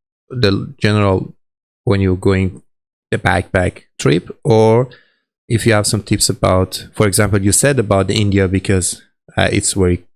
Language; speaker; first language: English; non-native, learner; Persian